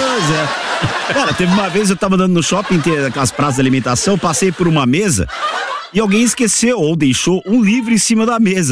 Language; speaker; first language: Portuguese; native; Portuguese